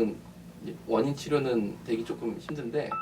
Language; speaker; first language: Korean; native; Korean